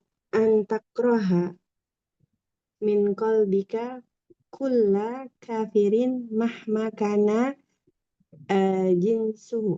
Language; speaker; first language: Arabic; non-native, learner; Indonesian